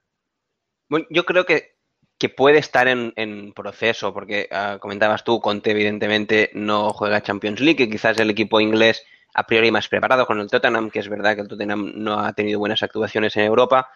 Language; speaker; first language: Spanish; native; Spanish